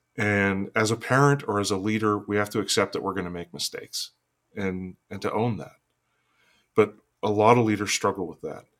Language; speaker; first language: English; native; English